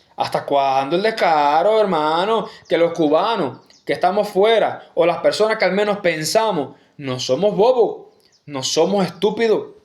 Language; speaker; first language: Spanish; native; Spanish